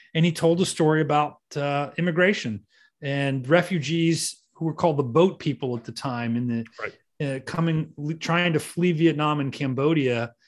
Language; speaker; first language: English; native; English